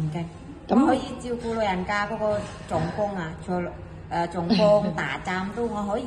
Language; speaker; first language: Cantonese; non-native, fluent; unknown